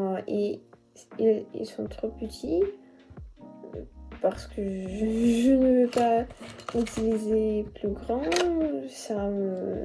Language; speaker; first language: French; non-native, learner; Russian